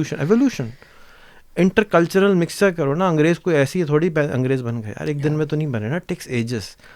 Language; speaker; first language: Urdu; native; Urdu